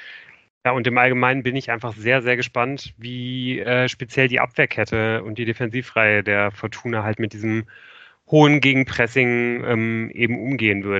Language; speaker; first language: German; native; German